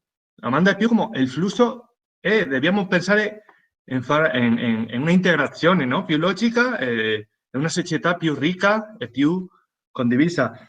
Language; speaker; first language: Italian; non-native, fluent; Spanish